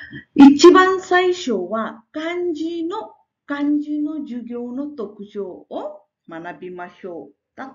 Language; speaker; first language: Japanese; non-native, fluent; Marathi